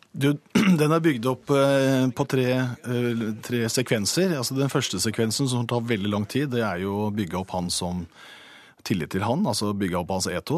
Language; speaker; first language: Norwegian; native; Norwegian